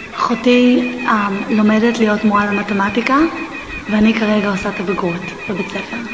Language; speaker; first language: Hebrew; early bilingual, heritage; Hebrew